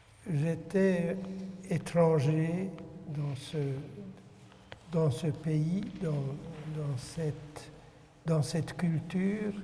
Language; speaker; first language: French; non-native, fluent; Hungarian